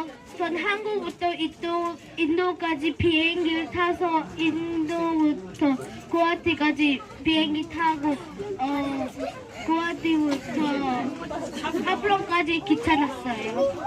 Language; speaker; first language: Korean; early bilingual, other home language; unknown